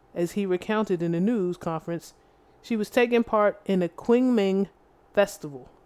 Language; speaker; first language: English; native; English